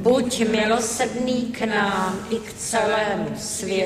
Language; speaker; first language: Czech; native; Czech